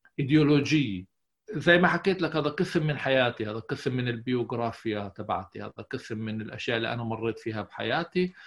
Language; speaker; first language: Arabic; native; Arabic